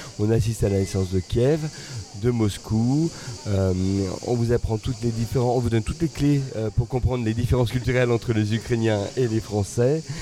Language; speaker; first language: French; native; French